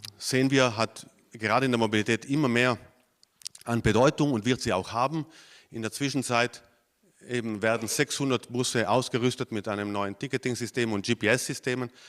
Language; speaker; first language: German; non-native, local second language; Ladin